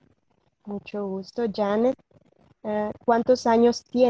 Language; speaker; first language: Spanish; non-native, learner; English